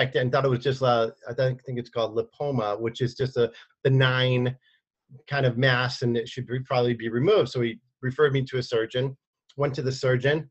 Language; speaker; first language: English; native; English